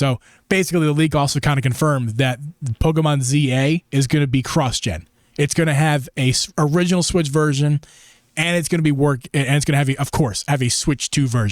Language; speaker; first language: English; native; English